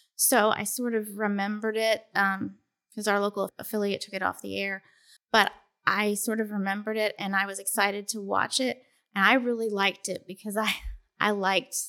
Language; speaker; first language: English; native; English